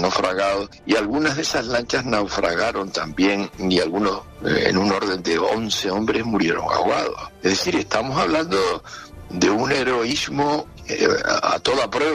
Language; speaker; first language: Spanish; native; Spanish